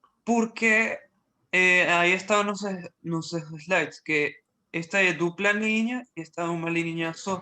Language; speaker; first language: Portuguese; non-native, fluent; Spanish